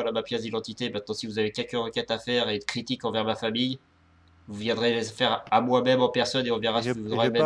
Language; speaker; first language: French; native; French